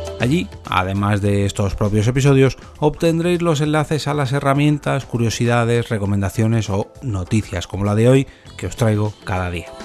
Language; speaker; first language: Spanish; native; Spanish